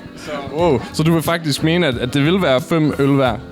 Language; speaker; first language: Danish; native; Danish